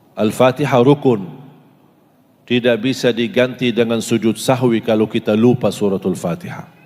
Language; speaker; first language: Indonesian; non-native, fluent; Arabic